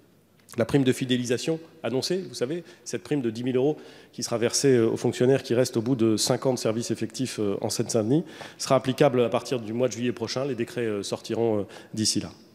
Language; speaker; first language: French; native; French